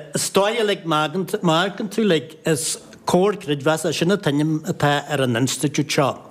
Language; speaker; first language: Irish; native; Irish